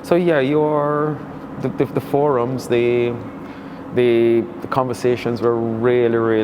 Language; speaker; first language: English; native; English